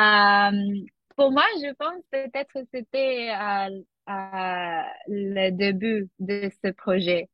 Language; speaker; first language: French; non-native, learner; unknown